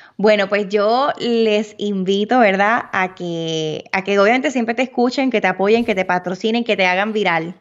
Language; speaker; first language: Spanish; early bilingual, heritage; Spanish